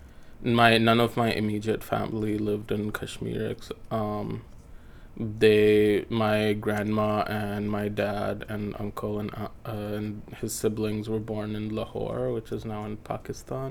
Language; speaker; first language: English; native; English